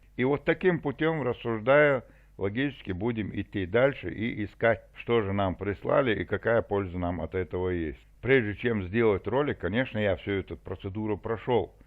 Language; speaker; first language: Russian; non-native, local second language; Chechen